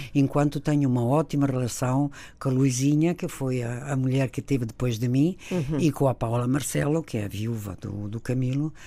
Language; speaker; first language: Portuguese; non-native, fluent; Italian